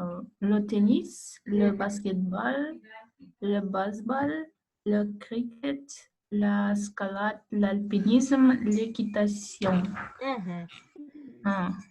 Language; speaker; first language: French; non-native, learner; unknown